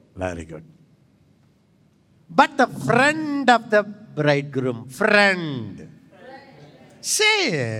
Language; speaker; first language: English; non-native, local second language; Tamil